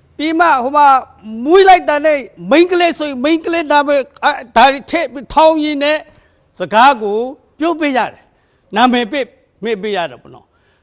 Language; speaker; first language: Burmese; non-native, local second language; Kachin